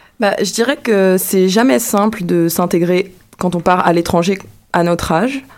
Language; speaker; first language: French; native; French